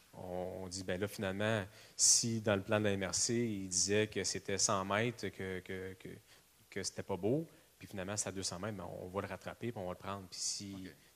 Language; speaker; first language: French; native; French